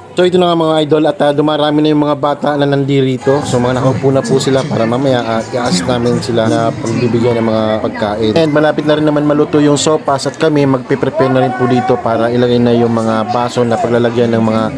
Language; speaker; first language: Filipino; native; Filipino